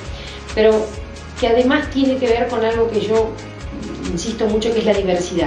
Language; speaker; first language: Spanish; native; Spanish